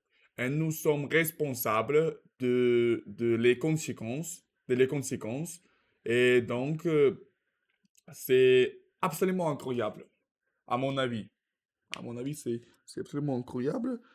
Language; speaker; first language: French; non-native, learner; Russian